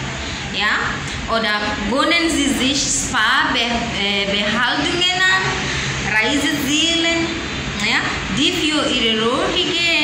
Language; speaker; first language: German; non-native, learner; English